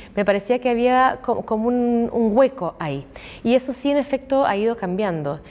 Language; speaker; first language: Spanish; native; Spanish